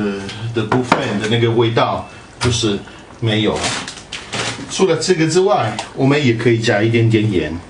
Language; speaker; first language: Chinese; non-native, fluent; Italian